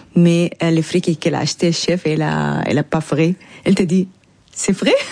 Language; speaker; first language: French; non-native, learner; Arabic